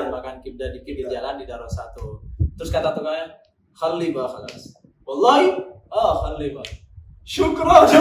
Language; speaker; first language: Indonesian; non-native, local second language; Sundanese